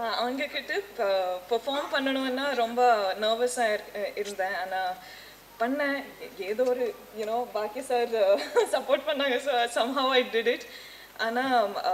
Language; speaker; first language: Tamil; non-native, learner; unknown